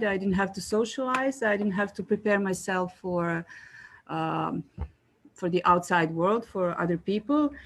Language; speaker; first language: English; non-native, fluent; Serbian